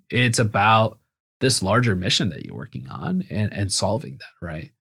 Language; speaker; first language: English; early bilingual, other home language; Spanish